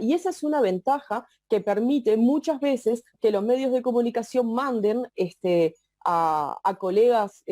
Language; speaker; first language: Spanish; native; Spanish